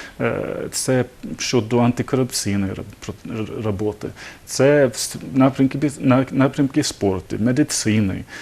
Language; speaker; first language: Ukrainian; non-native, learner; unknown